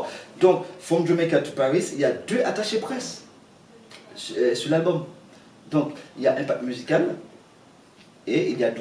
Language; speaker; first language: French; non-native, local second language; Haitian Creole